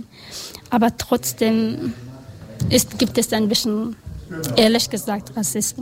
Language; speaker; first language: German; non-native, learner; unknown